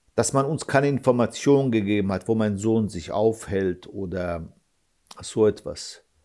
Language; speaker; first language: German; early bilingual, other home language; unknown